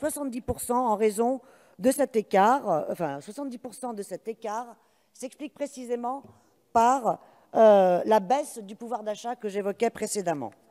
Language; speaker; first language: French; native; French